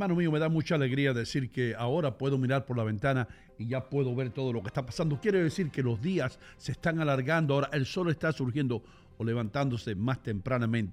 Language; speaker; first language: Spanish; native; Spanish